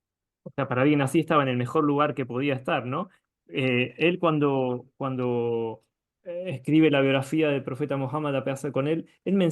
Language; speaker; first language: Spanish; native; Spanish